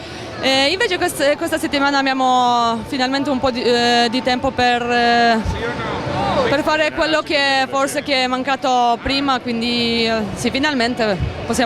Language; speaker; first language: Italian; non-native, fluent; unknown